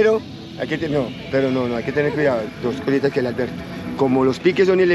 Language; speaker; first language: Spanish; native; Spanish